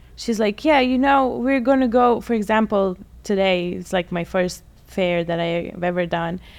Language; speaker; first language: English; non-native, fluent; Bulgarian